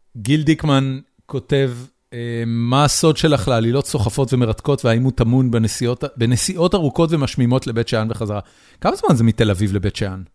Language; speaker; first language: Hebrew; native; Hebrew